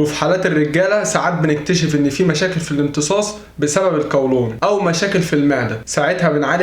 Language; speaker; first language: Arabic; native; Arabic